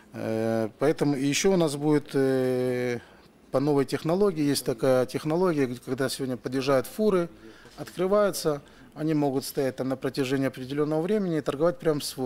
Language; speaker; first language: Russian; native; Russian